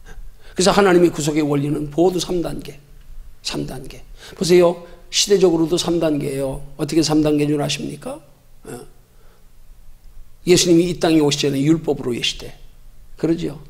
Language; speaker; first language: Korean; native; Korean